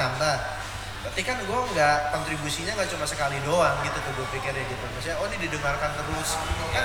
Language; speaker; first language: Indonesian; native; Indonesian